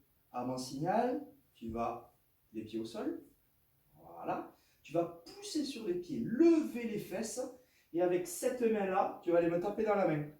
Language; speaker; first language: French; native; French